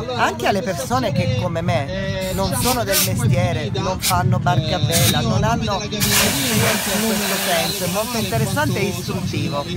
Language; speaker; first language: Italian; native; Italian